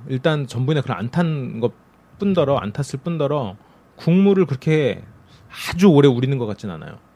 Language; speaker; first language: Korean; native; Korean